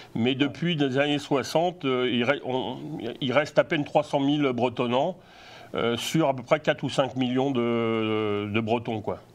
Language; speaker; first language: French; native; French